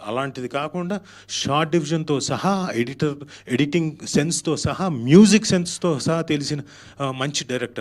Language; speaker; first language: Telugu; native; Telugu